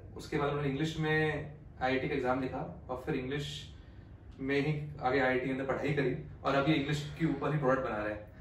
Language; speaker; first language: Hindi; native; Hindi